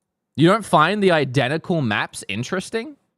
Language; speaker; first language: English; native; English